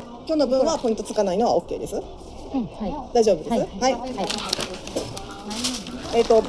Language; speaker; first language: Japanese; native; Japanese